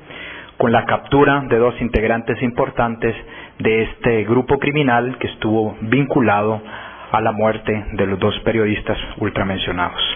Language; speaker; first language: Spanish; native; Spanish